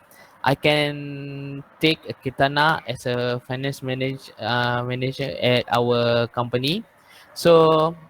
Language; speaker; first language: English; non-native, learner; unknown